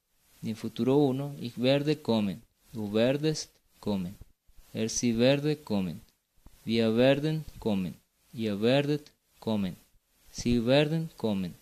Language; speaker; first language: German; non-native, fluent; Spanish